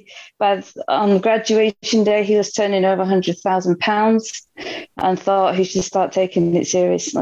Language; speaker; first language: English; native; English